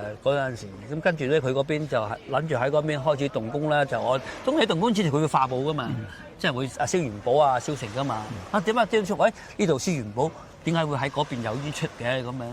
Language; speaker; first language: Cantonese; native; Cantonese